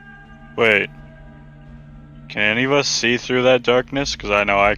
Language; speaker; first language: English; native; English